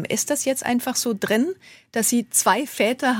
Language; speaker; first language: German; native; German